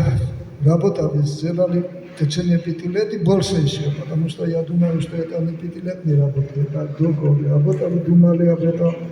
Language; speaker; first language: Russian; non-native, fluent; Georgian